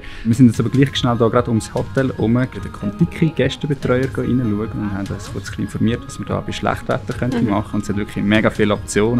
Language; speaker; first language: German; native; German